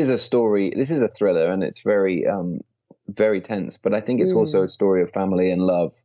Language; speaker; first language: English; native; English